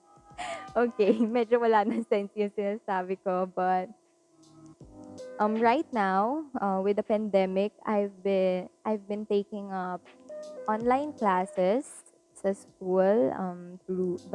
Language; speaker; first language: English; non-native, local second language; Filipino